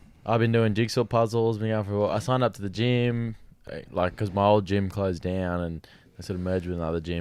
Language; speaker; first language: English; native; English